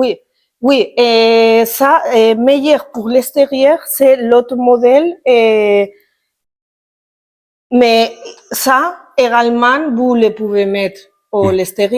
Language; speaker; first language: French; non-native, learner; Spanish